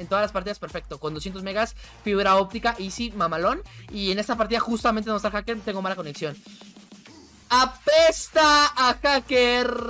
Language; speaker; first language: Spanish; native; Spanish